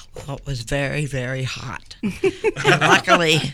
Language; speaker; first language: English; native; English